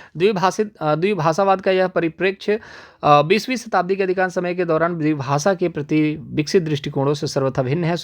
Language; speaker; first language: Hindi; native; Hindi